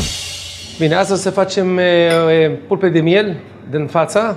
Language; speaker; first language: Romanian; non-native, learner; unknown